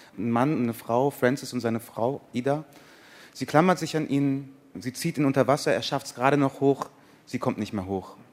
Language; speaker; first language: German; early bilingual, other home language; Persian